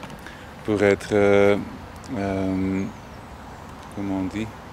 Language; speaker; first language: French; non-native, local second language; Dutch